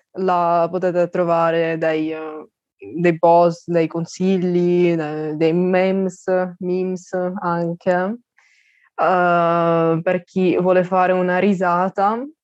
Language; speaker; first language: Italian; non-native, fluent; Russian